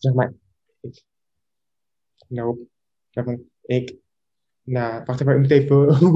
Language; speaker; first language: Dutch; non-native, local second language; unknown